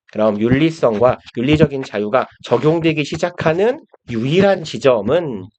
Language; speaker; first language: Korean; native; Korean